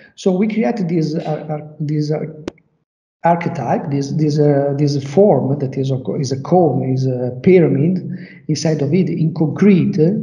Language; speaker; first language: English; non-native, learner; Italian